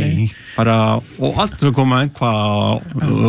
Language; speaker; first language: Icelandic; non-native, learner; Italian